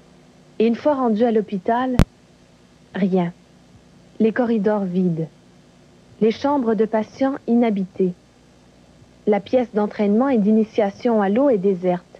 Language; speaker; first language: French; native; French